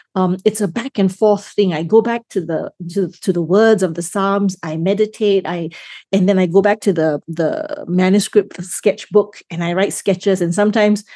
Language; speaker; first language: English; native; English